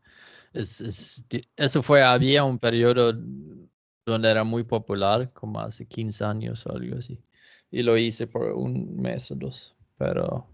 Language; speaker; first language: Spanish; non-native, fluent; Swedish